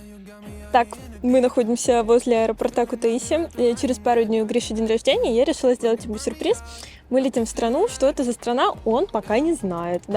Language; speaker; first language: Russian; native; Russian